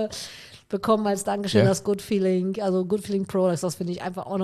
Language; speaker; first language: German; native; German